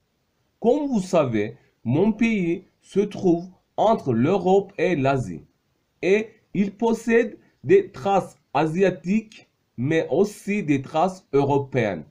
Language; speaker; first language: French; non-native, fluent; Turkish